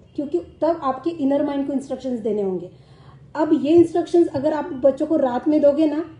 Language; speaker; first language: Hindi; non-native, local second language; Marathi